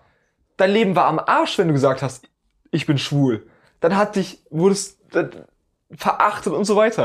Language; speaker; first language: German; native; German